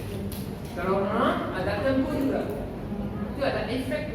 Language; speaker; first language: Indonesian; non-native, learner; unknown